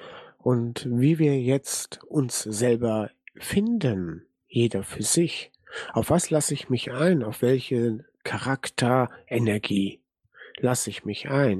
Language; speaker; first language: German; native; German